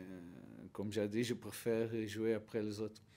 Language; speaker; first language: French; non-native, learner; Portuguese